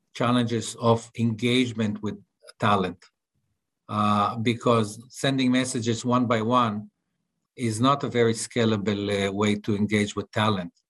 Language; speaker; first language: English; non-native, fluent; Hebrew